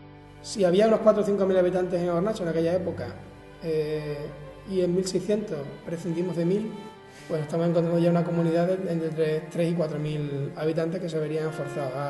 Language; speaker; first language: Spanish; native; Spanish